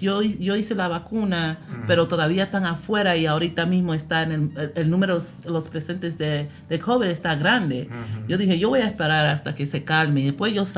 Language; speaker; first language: Spanish; early bilingual, heritage; Spanish